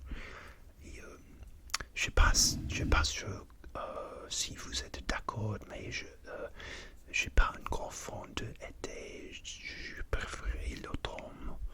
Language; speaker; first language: French; non-native, learner; English